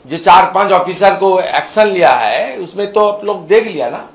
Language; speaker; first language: Hindi; non-native, local second language; Bangla